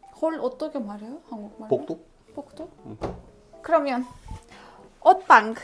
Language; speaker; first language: Korean; non-native, learner; Turkish